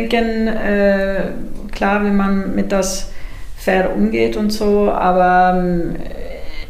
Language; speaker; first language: German; non-native, fluent; Swedish